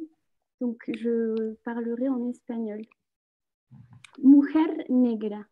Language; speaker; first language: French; non-native, fluent; Spanish